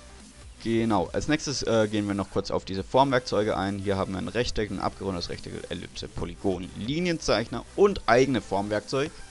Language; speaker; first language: German; native; German